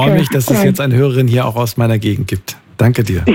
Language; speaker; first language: German; native; German